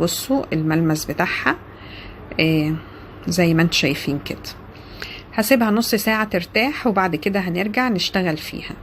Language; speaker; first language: Arabic; native; Arabic